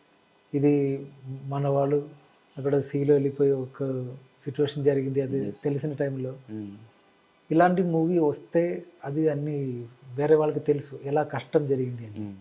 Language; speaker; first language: Telugu; non-native, learner; Malayalam